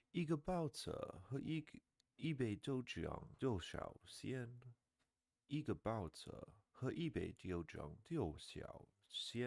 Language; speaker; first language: Chinese; non-native, learner; English